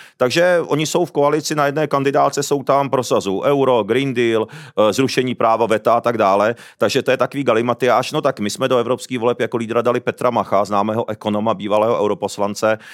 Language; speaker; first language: Czech; early bilingual, other home language; Japanese